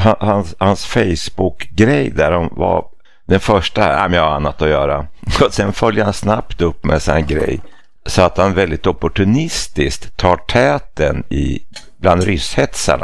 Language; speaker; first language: Swedish; native; Swedish